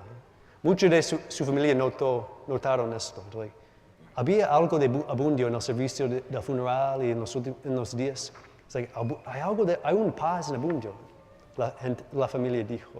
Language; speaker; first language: Spanish; non-native, learner; English